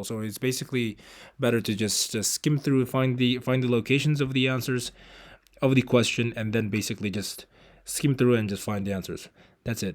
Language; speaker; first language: English; non-native, fluent; Uzbek